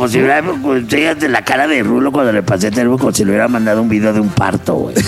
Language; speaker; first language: Spanish; native; Spanish